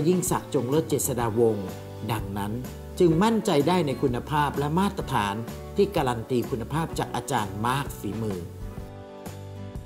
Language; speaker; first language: Thai; native; Thai